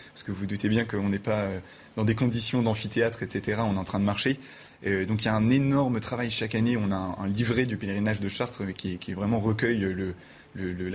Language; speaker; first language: French; native; French